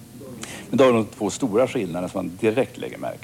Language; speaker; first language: Swedish; native; Swedish